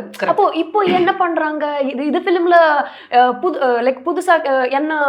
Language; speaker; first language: Tamil; non-native, learner; Telugu